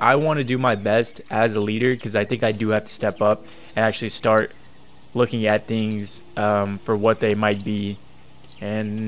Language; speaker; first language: English; native; English